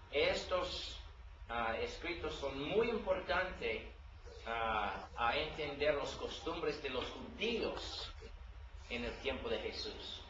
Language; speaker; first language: Spanish; non-native, learner; English